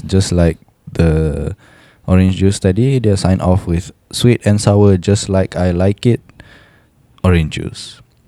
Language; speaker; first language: English; non-native, local second language; Malay